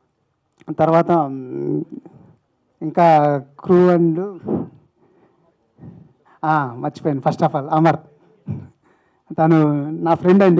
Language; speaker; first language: Telugu; native; Telugu